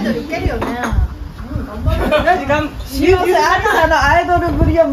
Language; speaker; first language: Japanese; native; Japanese